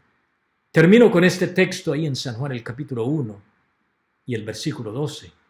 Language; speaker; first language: Spanish; native; Spanish